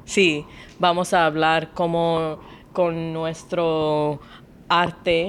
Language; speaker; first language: Spanish; non-native, learner; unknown